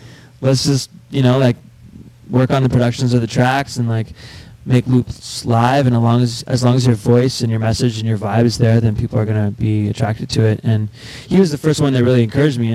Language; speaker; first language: English; native; English